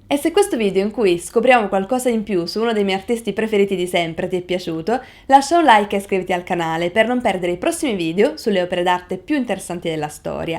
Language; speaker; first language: Italian; native; Italian